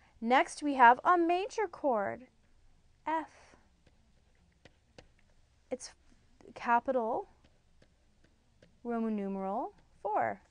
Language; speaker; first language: English; native; English